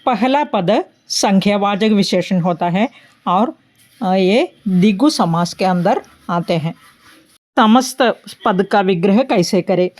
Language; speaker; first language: Hindi; non-native, local second language; Malayalam